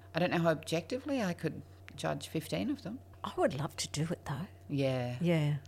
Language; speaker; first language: English; native; English